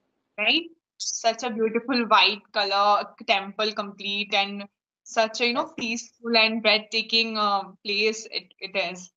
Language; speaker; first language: English; non-native, local second language; Hindi